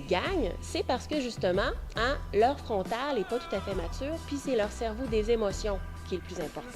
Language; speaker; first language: French; native; French